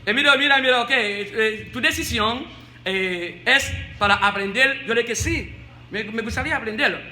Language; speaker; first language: Spanish; non-native, learner; Haitian Creole